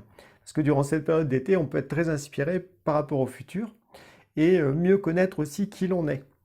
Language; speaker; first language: French; native; French